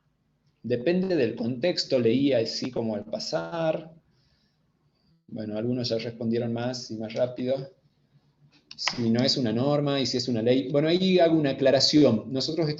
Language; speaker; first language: Spanish; native; Spanish